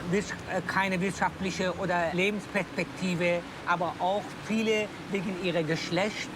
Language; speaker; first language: German; non-native, fluent; Persian